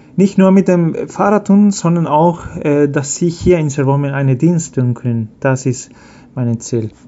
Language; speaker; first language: German; early bilingual, heritage; Spanish